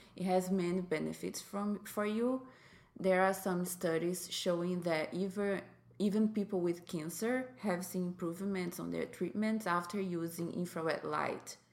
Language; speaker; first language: English; non-native, fluent; Portuguese